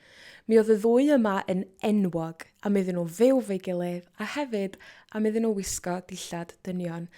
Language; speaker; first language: Welsh; native; Welsh